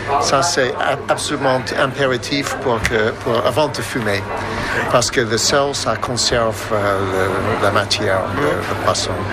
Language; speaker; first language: French; non-native, fluent; English